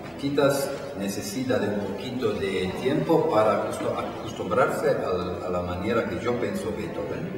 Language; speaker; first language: Spanish; non-native, fluent; Italian